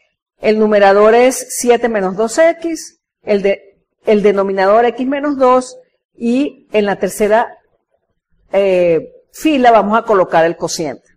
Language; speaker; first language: Spanish; native; Spanish